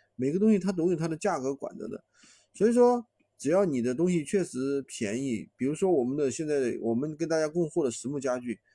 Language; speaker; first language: Chinese; native; Chinese